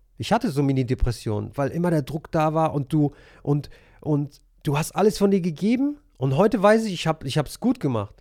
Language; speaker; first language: German; early bilingual, other home language; Polish